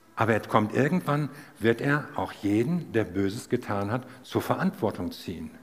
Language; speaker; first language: German; native; German